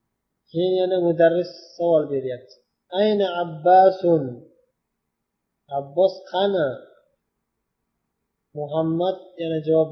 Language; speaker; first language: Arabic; non-native, fluent; Uzbek